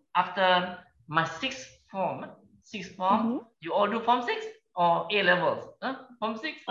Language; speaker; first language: English; non-native, local second language; Malay